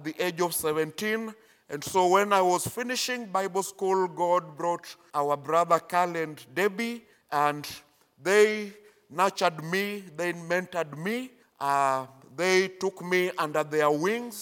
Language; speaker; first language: English; non-native, local second language; Luyia